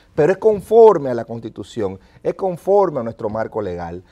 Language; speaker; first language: Spanish; native; Spanish